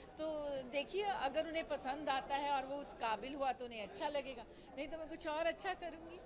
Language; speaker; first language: Hindi; non-native, local second language; Punjabi